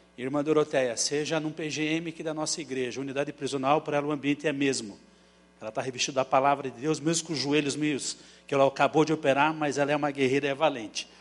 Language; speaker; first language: Portuguese; native; Portuguese